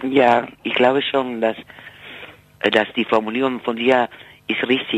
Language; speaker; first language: German; non-native, fluent; Spanish